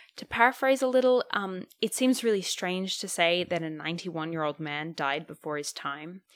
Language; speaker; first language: English; native; English